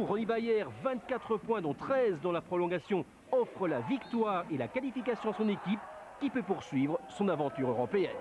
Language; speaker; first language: French; native; French